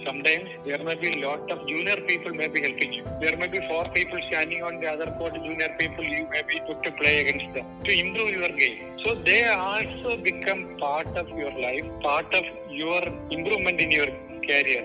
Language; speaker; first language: English; non-native, local second language; Malayalam